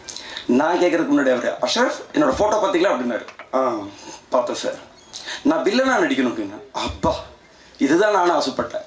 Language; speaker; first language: Tamil; native; Tamil